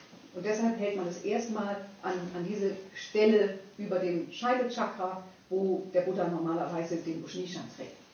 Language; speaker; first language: German; native; German